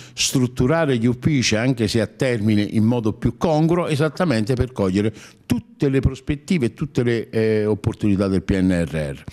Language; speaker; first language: Italian; native; Italian